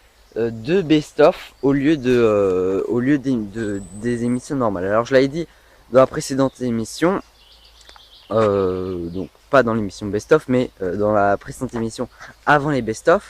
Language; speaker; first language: French; native; French